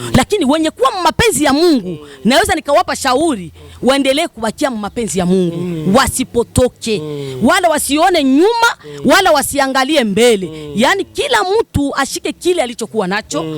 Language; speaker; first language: Swahili; non-native, local second language; Rundi